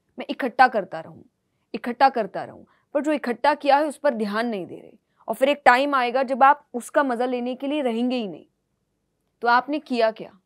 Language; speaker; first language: Hindi; native; Hindi